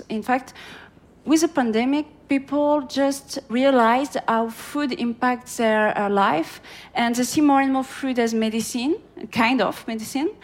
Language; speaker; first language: English; non-native, fluent; French